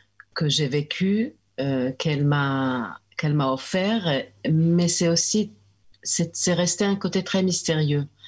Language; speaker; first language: French; early bilingual, heritage; French